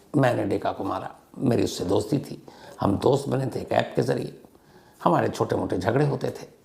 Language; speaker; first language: Hindi; native; Hindi